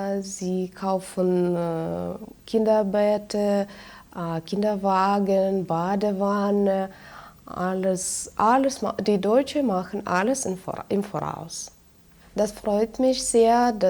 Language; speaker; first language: German; non-native, fluent; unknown